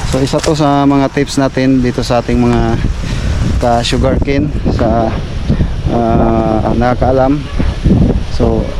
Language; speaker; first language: Filipino; non-native, local second language; Cebuano